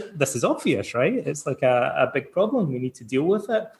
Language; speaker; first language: English; native; English